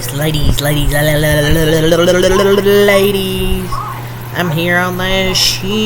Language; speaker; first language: English; native; English